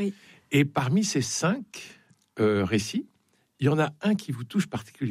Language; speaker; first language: French; native; French